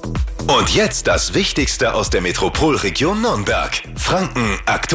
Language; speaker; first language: German; native; German